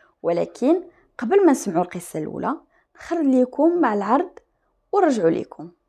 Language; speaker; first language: Arabic; native; Arabic